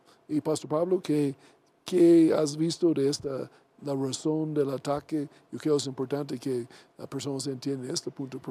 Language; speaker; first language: Spanish; non-native, learner; English